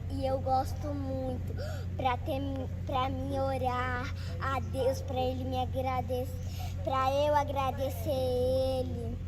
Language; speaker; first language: Portuguese; non-native, local second language; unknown